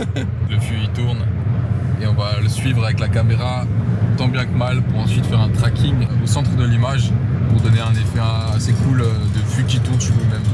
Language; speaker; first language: French; native; French